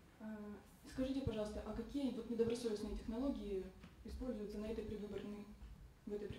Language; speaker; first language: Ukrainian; non-native, local second language; Russian